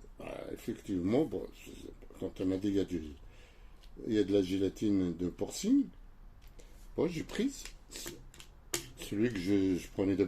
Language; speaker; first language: French; non-native, local second language; Arabic